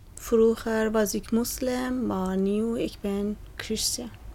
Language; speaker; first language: Dutch; non-native, learner; Persian